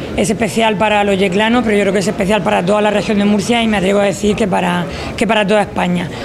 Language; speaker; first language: Spanish; native; Spanish